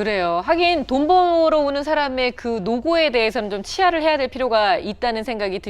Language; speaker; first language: Korean; native; Korean